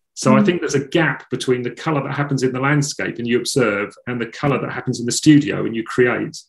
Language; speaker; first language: English; native; English